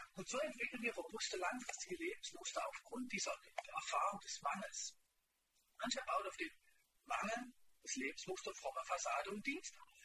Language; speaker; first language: German; native; German